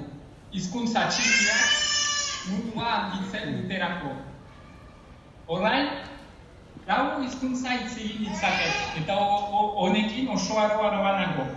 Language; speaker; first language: Basque; non-native, learner; French